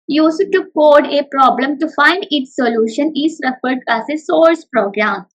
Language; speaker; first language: English; non-native, local second language; Malayalam